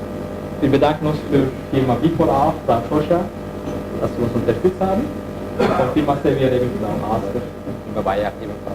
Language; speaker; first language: German; non-native, fluent; Turkish